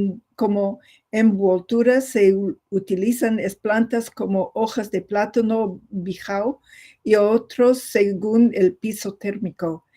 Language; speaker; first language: Spanish; non-native, fluent; English